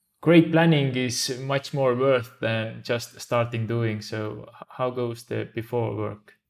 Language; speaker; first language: English; non-native, fluent; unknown